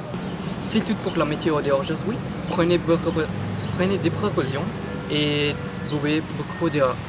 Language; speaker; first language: French; non-native, learner; Spanish